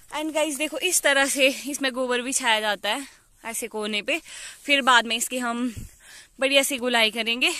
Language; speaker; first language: Hindi; native; Hindi